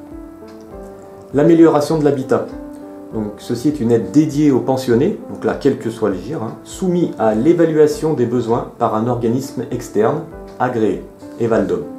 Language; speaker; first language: French; native; French